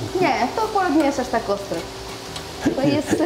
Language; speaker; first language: Polish; non-native, learner; Spanish